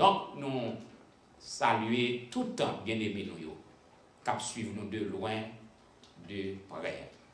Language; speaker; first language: French; native; French